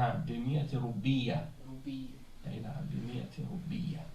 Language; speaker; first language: Arabic; non-native, fluent; French